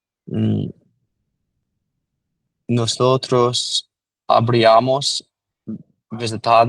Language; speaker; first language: Spanish; non-native, learner; English